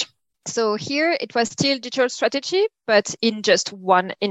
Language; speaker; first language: English; non-native, fluent; French